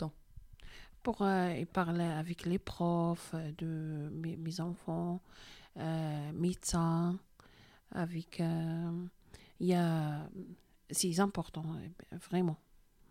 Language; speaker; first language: French; non-native, learner; Arabic